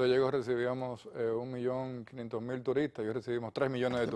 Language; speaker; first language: Spanish; native; Spanish